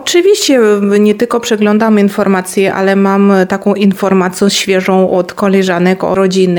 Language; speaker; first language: Polish; non-native, fluent; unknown